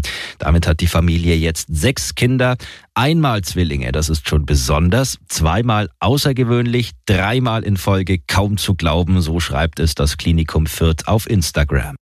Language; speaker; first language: German; native; German